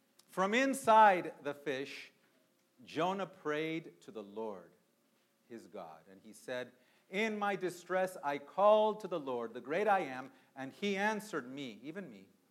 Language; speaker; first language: English; early bilingual, other home language; Spanish